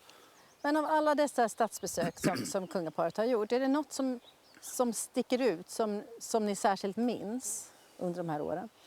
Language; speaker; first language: Swedish; native; Swedish